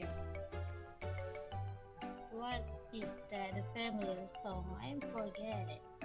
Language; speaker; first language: English; non-native, learner; Indonesian